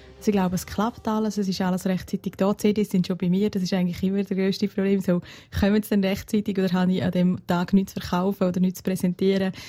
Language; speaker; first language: German; non-native, local second language; Romansh